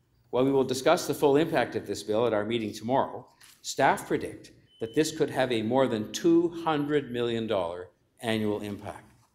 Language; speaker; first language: English; native; English